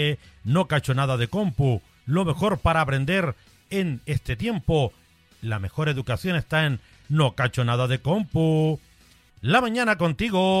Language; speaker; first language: Spanish; native; Spanish